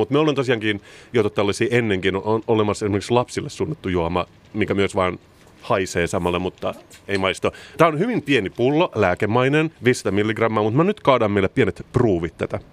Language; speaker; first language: Finnish; native; Finnish